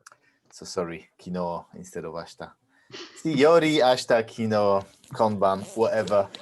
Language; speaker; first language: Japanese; non-native, learner; Dutch